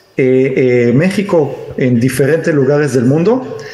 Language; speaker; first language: Spanish; early bilingual, heritage; Hebrew